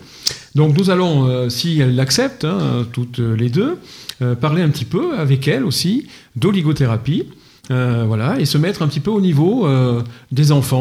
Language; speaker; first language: French; native; French